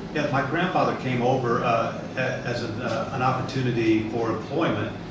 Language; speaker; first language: English; native; English